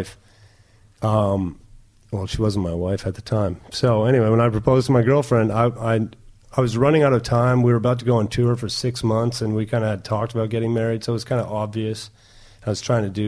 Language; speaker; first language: English; non-native, fluent; German